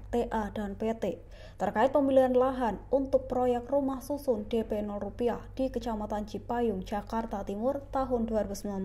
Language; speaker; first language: Indonesian; native; Indonesian